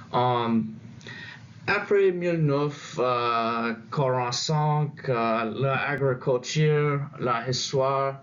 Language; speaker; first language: French; non-native, learner; English